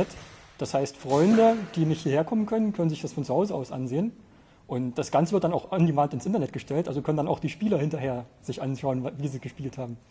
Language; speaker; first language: German; native; German